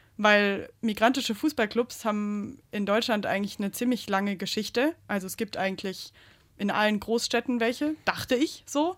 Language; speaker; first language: German; native; German